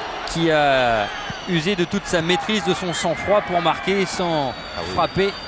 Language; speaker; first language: French; native; French